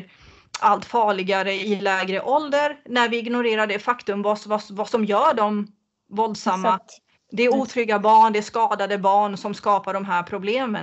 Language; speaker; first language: Swedish; native; Swedish